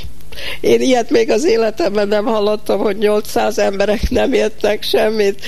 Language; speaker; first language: Hungarian; early bilingual, heritage; Hungarian